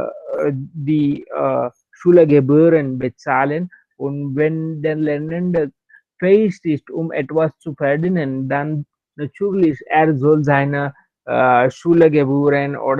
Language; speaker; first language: German; non-native, learner; Hindi